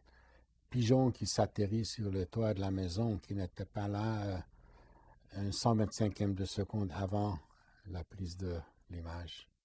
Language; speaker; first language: French; non-native, fluent; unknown